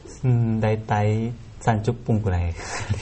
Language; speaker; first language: Japanese; non-native, learner; Thai